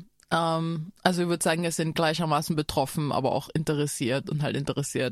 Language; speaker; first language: German; native; German